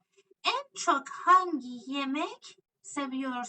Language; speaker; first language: Turkish; non-native, fluent; Persian